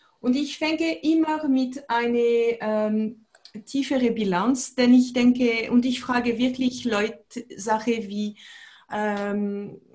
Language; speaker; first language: German; non-native, fluent; French